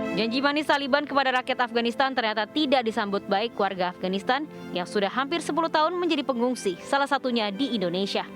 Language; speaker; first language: Indonesian; native; Indonesian